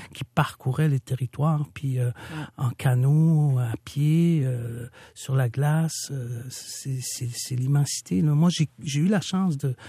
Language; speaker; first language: French; non-native, local second language; Innu-aimun